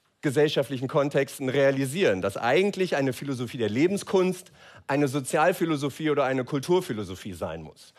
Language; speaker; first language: German; native; German